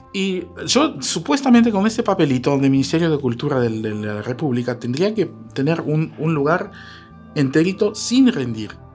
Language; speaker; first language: Spanish; non-native, fluent; Russian